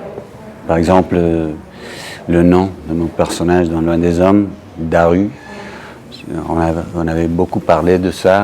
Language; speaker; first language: French; non-native, fluent; English